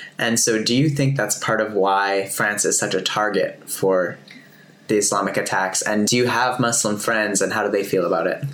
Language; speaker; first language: English; native; English